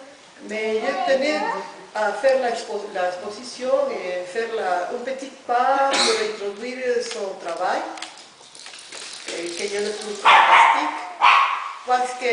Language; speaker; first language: French; non-native, fluent; Spanish